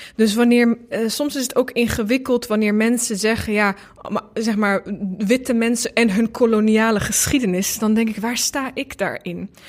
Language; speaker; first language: Dutch; early bilingual, other home language; Bosnian